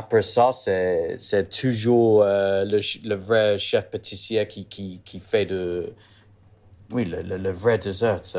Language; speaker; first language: French; non-native, learner; English